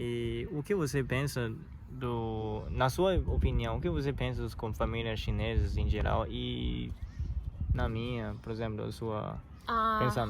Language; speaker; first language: Portuguese; non-native, learner; Chinese